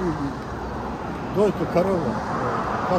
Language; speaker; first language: Russian; non-native, local second language; Kazakh